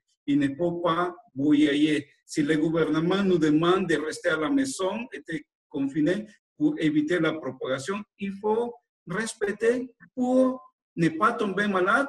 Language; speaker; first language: French; non-native, fluent; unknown